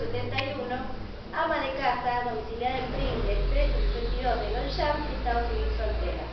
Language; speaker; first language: Spanish; native; Spanish